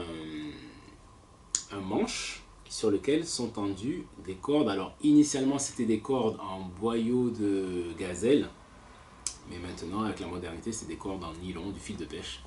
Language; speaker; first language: French; native; French